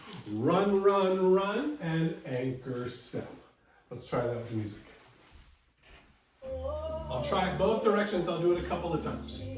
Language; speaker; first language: English; native; English